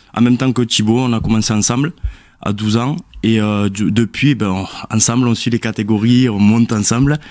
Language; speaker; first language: French; native; French